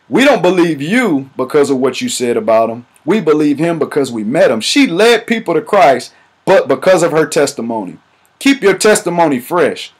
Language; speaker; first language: English; native; English